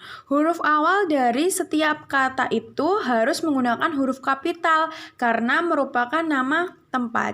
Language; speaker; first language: Indonesian; native; Indonesian